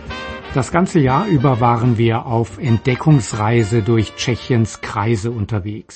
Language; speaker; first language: German; native; German